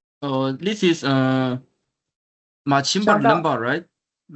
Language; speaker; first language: English; non-native, learner; Chinese